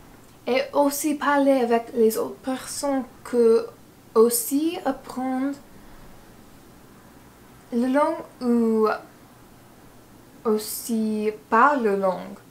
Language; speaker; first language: French; non-native, learner; English